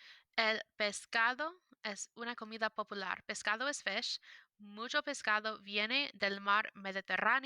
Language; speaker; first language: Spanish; non-native, fluent; English